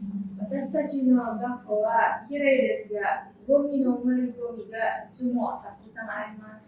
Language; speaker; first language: Japanese; non-native, learner; Indonesian